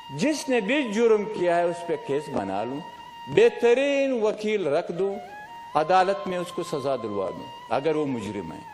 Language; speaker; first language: Urdu; non-native, local second language; Pashto